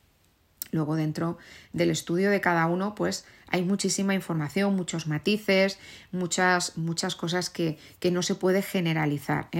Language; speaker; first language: Spanish; native; Spanish